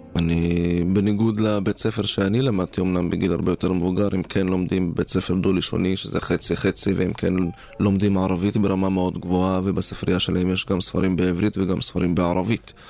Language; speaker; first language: Hebrew; non-native, local second language; Arabic